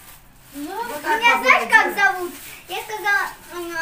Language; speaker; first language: Russian; early bilingual, heritage; Russian